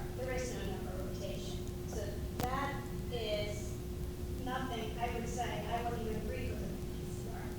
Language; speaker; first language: English; early bilingual, other home language; Italian